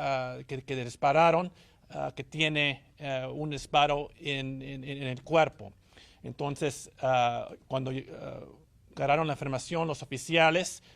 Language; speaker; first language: Spanish; early bilingual, heritage; English